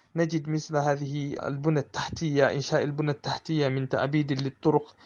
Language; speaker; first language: Arabic; non-native, fluent; Hausa